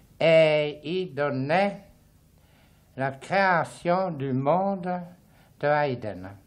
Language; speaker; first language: French; native; French